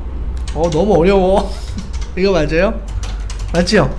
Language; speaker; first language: Korean; non-native, fluent; Khmer